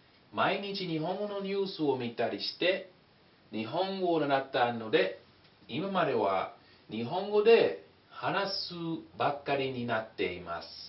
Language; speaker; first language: Japanese; non-native, fluent; English